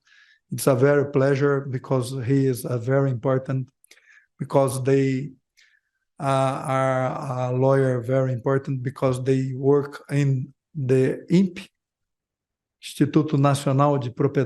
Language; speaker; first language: English; non-native, learner; Portuguese